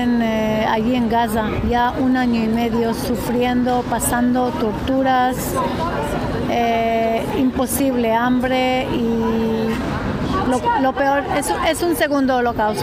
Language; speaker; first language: Spanish; non-native, fluent; Hebrew